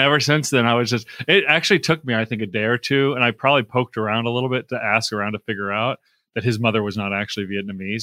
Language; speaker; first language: English; native; English